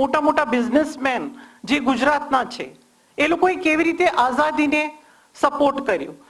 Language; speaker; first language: Gujarati; non-native, local second language; Kashmiri